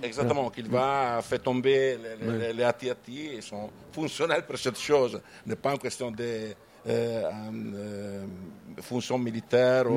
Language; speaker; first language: French; non-native, learner; Italian